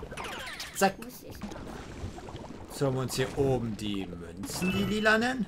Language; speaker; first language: German; native; German